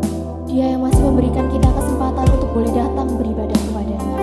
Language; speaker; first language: Indonesian; native; Indonesian